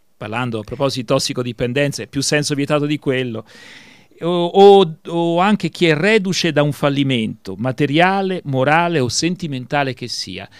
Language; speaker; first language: Italian; native; Italian